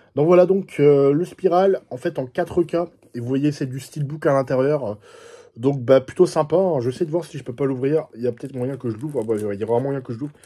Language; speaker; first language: French; native; French